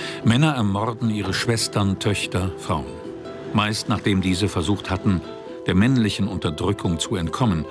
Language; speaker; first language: German; native; German